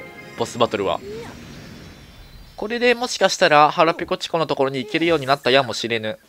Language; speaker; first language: Japanese; native; Japanese